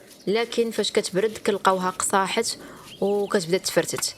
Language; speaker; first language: Arabic; native; Arabic